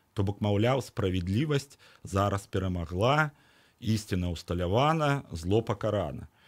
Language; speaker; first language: Belarusian; native; Belarusian